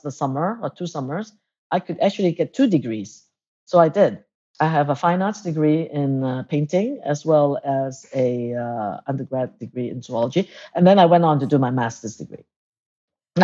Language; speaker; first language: English; non-native, local second language; Cantonese